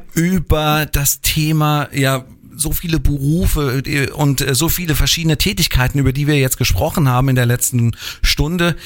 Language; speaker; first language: German; native; German